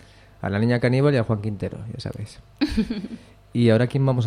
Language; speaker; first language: Spanish; native; Spanish